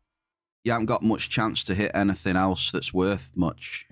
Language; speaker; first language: English; native; English